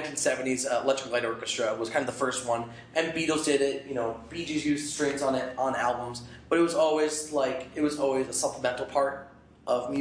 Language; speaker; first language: English; native; English